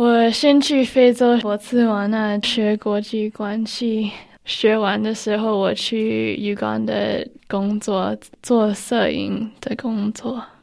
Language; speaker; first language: Chinese; early bilingual, heritage; Chinese